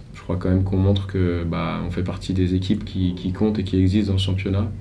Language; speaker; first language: French; native; French